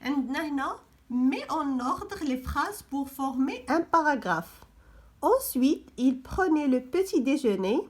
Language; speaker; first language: French; non-native, local second language; Arabic